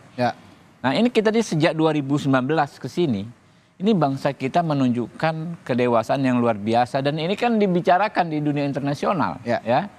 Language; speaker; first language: Indonesian; native; Indonesian